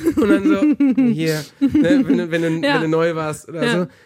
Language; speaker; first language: German; early bilingual, heritage; German